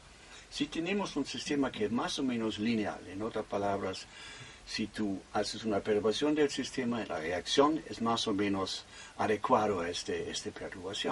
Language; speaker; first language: Spanish; non-native, fluent; German